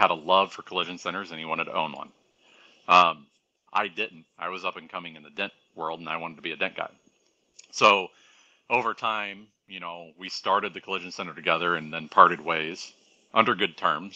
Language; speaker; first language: English; native; English